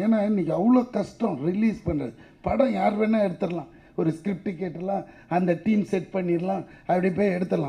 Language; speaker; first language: Tamil; native; Tamil